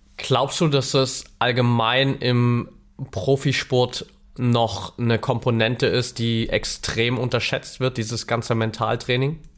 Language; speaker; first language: German; native; German